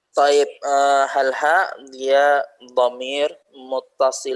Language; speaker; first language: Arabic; non-native, fluent; Indonesian